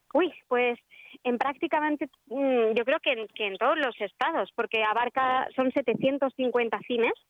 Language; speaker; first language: Spanish; native; Spanish